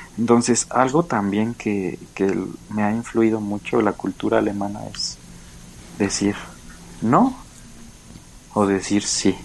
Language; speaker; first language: Spanish; native; Spanish